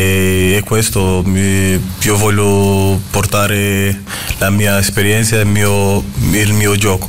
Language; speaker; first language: Italian; non-native, fluent; Portuguese